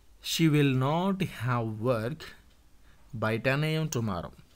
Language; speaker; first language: English; non-native, local second language; Telugu